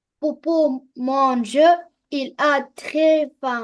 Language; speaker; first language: French; non-native, learner; Arabic